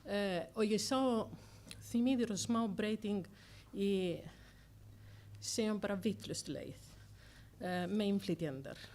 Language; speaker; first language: Icelandic; non-native, learner; Italian